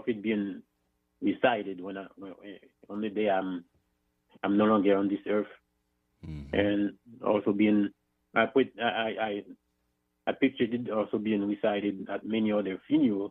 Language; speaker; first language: English; non-native, fluent; Haitian Creole